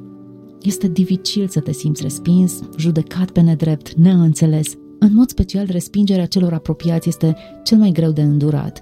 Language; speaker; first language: Romanian; native; Romanian